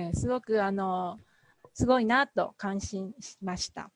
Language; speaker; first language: Japanese; native; Japanese